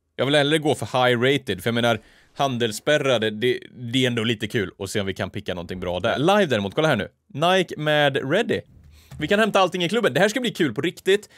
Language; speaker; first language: Swedish; native; Swedish